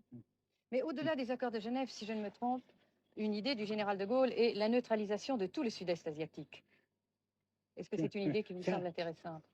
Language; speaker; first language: French; native; French